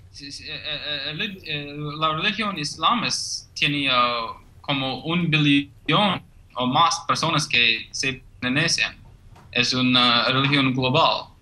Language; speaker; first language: Spanish; non-native, learner; English